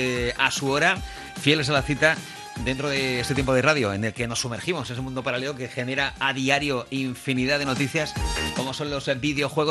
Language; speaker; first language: Spanish; native; Spanish